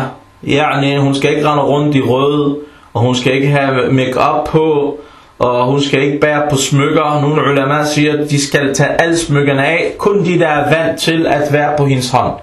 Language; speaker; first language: Danish; non-native, fluent; Arabic